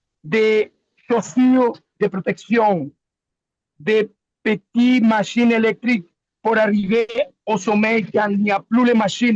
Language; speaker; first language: French; non-native, learner; Spanish